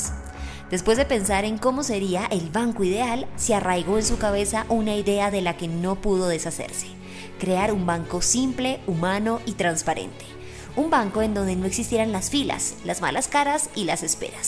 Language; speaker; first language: Spanish; native; Spanish